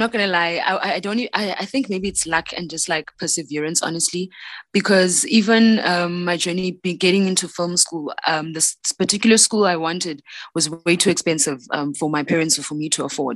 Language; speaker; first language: English; non-native, local second language; Xhosa